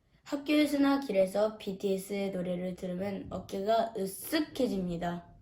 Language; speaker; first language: Korean; early bilingual, heritage; Korean